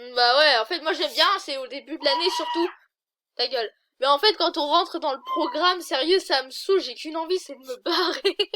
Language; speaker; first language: French; native; French